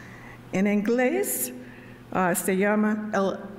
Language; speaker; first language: Spanish; non-native, learner; English